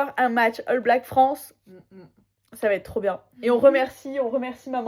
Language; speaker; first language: French; native; French